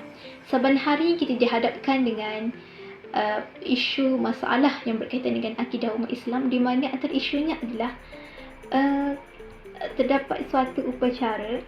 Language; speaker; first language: Malay; native; Malay